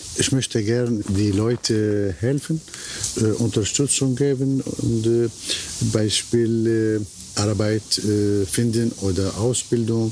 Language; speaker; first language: German; non-native, learner; Arabic